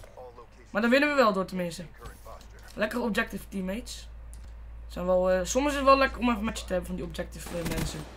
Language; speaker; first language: Dutch; native; Dutch